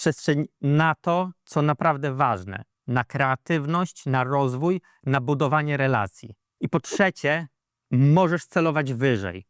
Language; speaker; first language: Polish; native; Polish